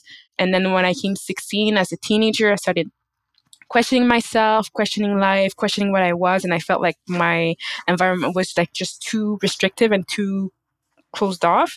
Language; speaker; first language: English; native; English